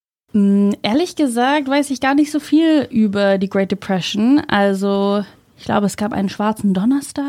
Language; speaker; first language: German; native; German